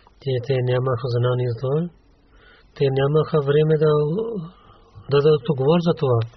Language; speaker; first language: Bulgarian; non-native, learner; Urdu